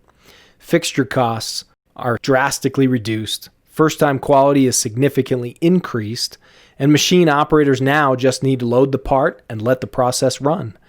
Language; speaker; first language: English; native; English